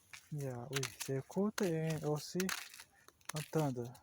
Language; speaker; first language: French; non-native, learner; Portuguese